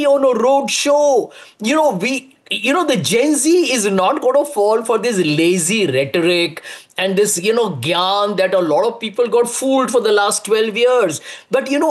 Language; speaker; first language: English; non-native, local second language; Hindi